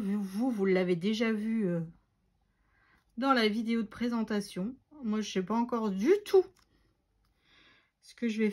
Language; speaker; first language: French; native; French